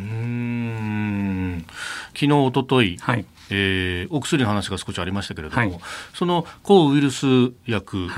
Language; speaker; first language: Japanese; native; Japanese